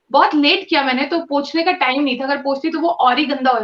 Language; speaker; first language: Hindi; native; Hindi